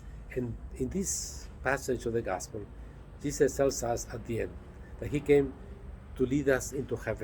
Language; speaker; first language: English; non-native, fluent; Spanish